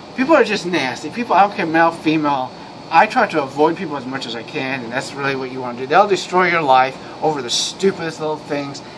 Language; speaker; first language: English; native; English